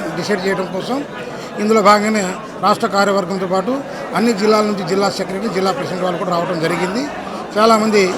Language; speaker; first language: Telugu; non-native, local second language; Lambadi